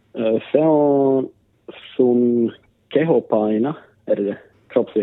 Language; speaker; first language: Finnish; non-native, local second language; Swedish